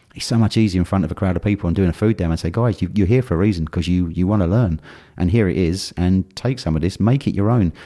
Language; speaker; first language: English; native; English